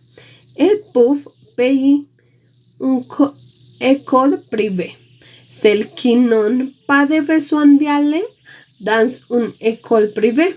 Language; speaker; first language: French; non-native, learner; Spanish